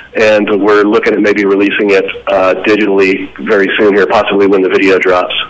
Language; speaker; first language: English; native; English